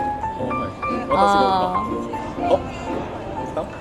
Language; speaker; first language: Japanese; non-native, learner; Korean